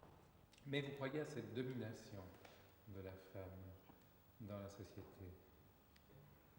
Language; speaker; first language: French; native; French